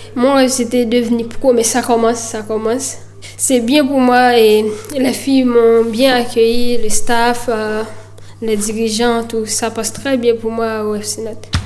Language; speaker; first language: French; native; French